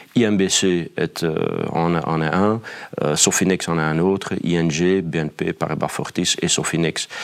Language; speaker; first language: French; non-native, fluent; Dutch